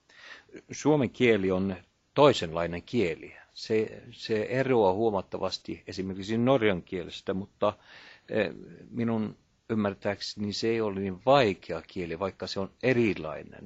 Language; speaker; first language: Finnish; non-native, fluent; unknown